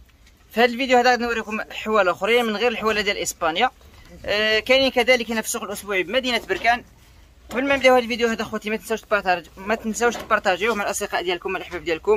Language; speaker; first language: Arabic; native; Arabic